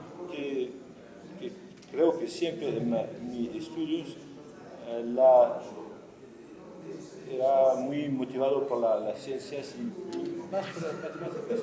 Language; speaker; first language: Spanish; non-native, fluent; French